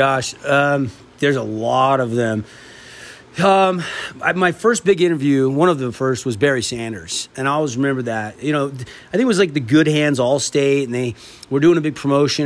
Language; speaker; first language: English; native; English